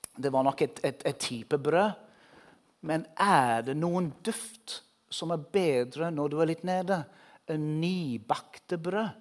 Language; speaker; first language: Norwegian; non-native, fluent; English